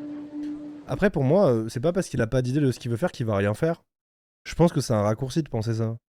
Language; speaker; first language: French; native; French